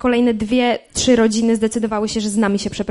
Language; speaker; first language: Polish; native; Polish